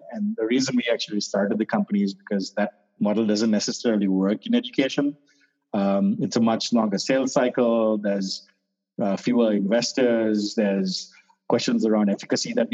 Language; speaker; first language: English; non-native, local second language; Sinhala